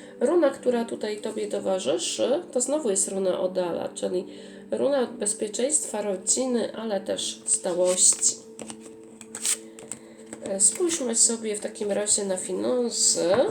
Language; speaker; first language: Polish; native; Polish